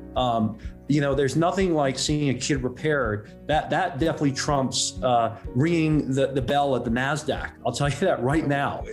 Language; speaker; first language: English; non-native, local second language; Cantonese